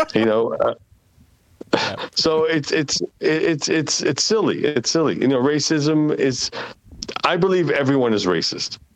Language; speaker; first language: English; non-native, fluent; Hebrew